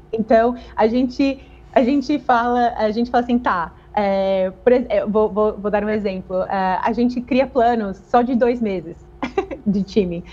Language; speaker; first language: Portuguese; non-native, fluent; English